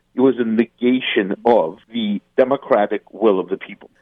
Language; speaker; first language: English; non-native, fluent; Russian